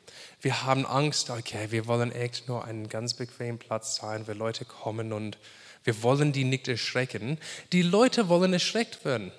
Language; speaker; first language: German; non-native, fluent; English